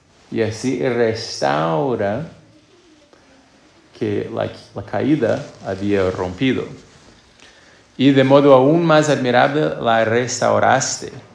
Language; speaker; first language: Spanish; non-native, fluent; English